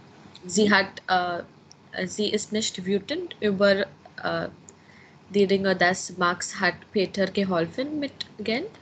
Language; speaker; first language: German; non-native, learner; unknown